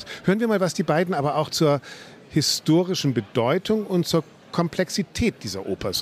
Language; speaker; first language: German; native; German